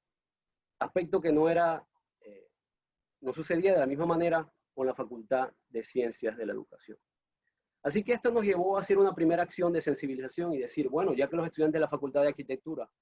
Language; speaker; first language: Spanish; native; Spanish